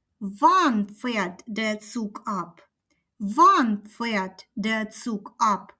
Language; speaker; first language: German; non-native, fluent; Ukrainian